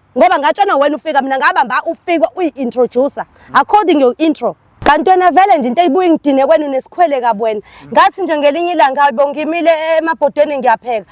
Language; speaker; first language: Zulu; native; Zulu